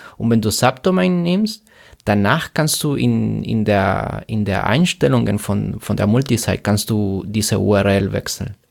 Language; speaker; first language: German; non-native, fluent; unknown